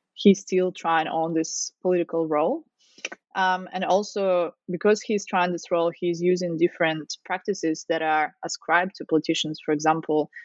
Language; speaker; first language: English; non-native, fluent; Russian